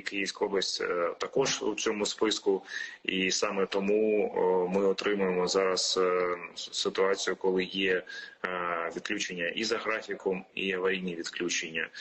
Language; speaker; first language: Ukrainian; native; Ukrainian